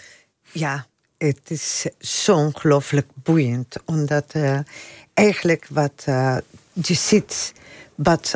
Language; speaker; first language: Dutch; non-native, fluent; Spanish